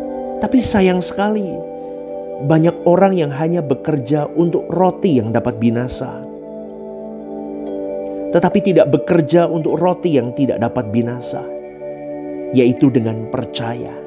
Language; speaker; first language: Indonesian; native; Indonesian